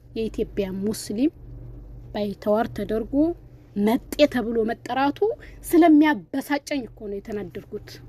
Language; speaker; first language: Amharic; non-native, local second language; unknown